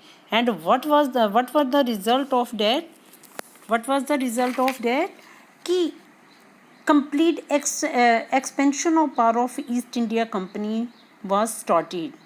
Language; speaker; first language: English; non-native, local second language; Hindi